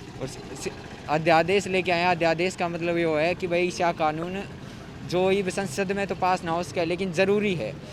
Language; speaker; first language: Hindi; native; Hindi